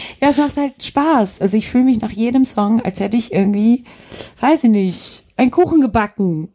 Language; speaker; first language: German; early bilingual, other home language; Turkish